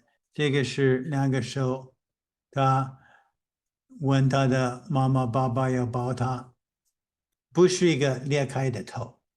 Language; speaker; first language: Chinese; non-native, fluent; English